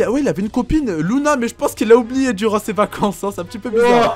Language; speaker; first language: French; native; French